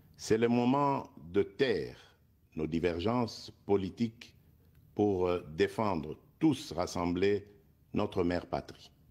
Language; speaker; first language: French; non-native, local second language; Luba-Lulua